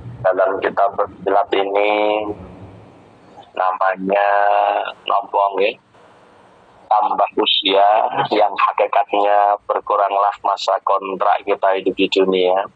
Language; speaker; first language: Indonesian; native; Indonesian